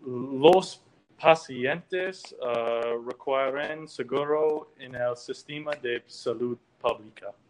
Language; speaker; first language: Spanish; non-native, learner; English